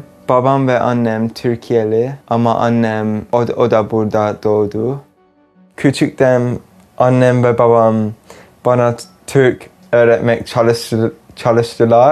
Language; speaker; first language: Turkish; early bilingual, heritage; English